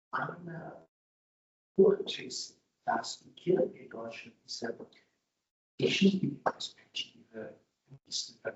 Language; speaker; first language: German; non-native, fluent; Italian